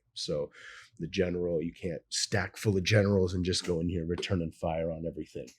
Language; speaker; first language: English; native; English